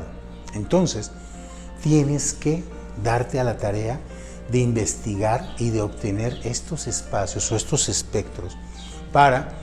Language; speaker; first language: Spanish; native; Spanish